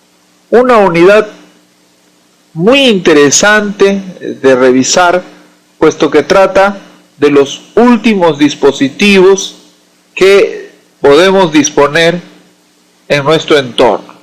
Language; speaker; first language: Spanish; native; Spanish